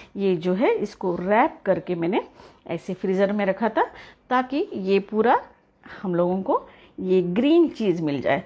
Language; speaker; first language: Hindi; non-native, local second language; Marathi